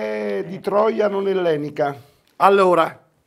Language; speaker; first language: Italian; native; Italian